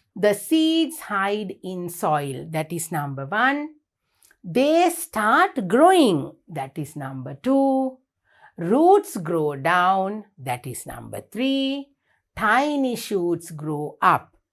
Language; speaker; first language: English; non-native, local second language; Sinhala